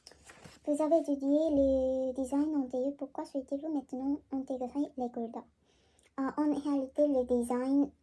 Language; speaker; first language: French; non-native, learner; Korean